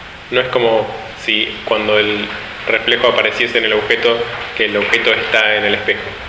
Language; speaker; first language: Spanish; native; Spanish